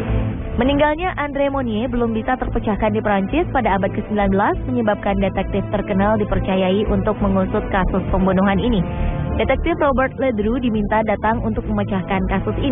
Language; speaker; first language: Indonesian; native; Indonesian